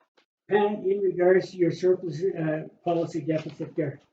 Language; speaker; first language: English; native; English